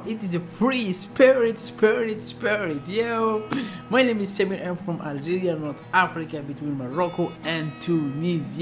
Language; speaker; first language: English; non-native, learner; Arabic